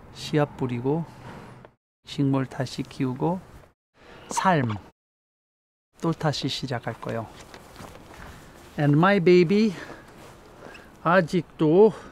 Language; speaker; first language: Korean; non-native, fluent; English